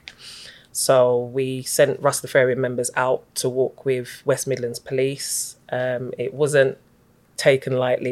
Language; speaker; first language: English; native; English